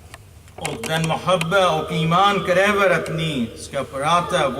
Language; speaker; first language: Swedish; non-native, fluent; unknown